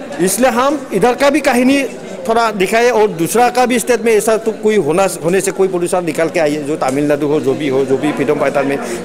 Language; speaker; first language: Hindi; non-native, local second language; Assamese